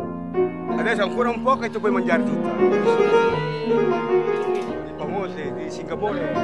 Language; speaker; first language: Italian; non-native, learner; Filipino